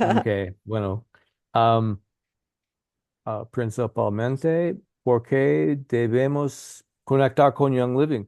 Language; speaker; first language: Spanish; non-native, learner; English